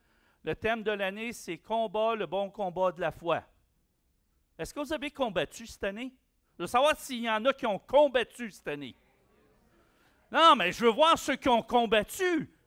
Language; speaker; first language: French; native; French